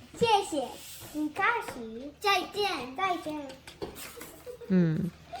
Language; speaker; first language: Chinese; non-native, learner; Korean